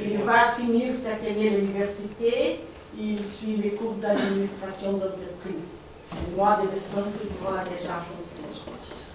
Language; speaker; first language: French; non-native, fluent; Portuguese